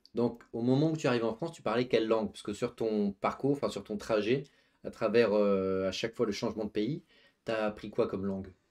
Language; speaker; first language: French; native; French